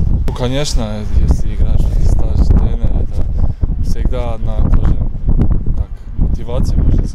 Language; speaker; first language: Russian; non-native, fluent; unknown